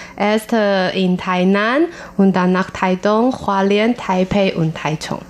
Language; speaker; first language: German; non-native, learner; Chinese